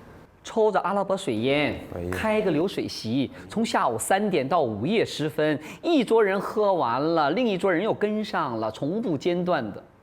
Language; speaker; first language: Chinese; native; Chinese